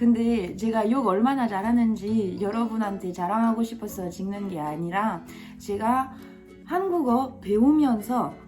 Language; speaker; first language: Korean; non-native, fluent; French